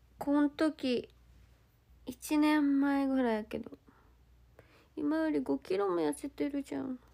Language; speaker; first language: Japanese; native; Japanese